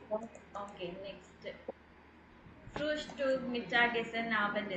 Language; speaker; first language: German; non-native, fluent; Tamil